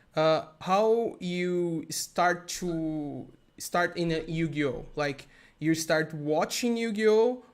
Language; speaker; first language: English; non-native, learner; Portuguese